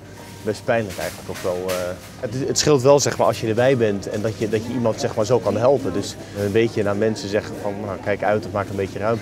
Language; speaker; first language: Dutch; native; Dutch